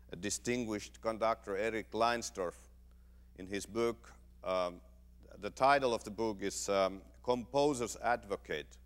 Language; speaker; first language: English; non-native, fluent; Finnish